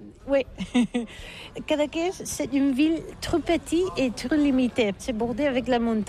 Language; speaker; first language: French; non-native, learner; Catalan